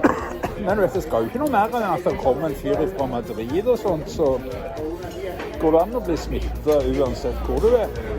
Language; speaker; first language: Norwegian; native; Norwegian